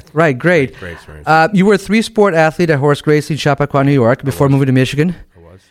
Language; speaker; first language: English; non-native, fluent; Portuguese